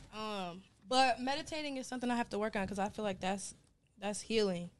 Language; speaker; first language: English; native; English